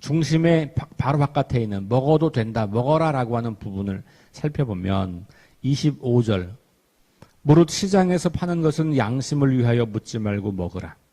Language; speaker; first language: Korean; native; Korean